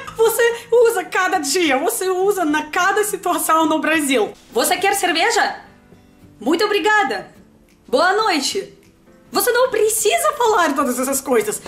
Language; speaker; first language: Portuguese; non-native, learner; Russian